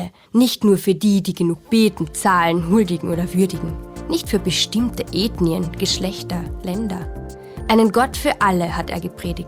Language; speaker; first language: German; native; German